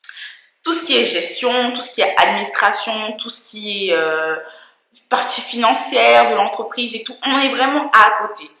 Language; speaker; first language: French; native; French